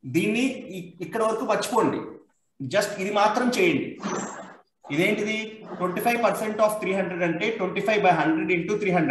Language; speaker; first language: Telugu; native; Telugu